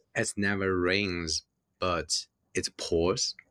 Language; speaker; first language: English; non-native, fluent; Chinese